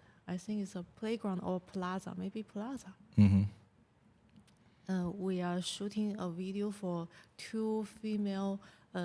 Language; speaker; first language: English; non-native, learner; Chinese